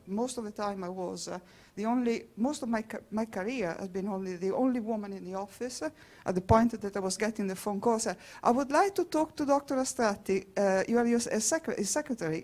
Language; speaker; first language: English; non-native, fluent; Italian